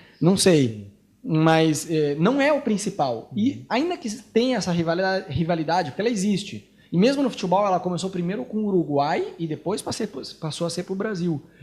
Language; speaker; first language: Portuguese; native; Portuguese